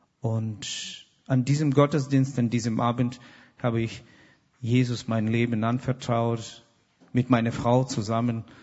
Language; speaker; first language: German; non-native, fluent; Russian